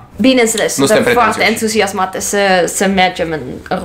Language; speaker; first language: Romanian; non-native, learner; Dutch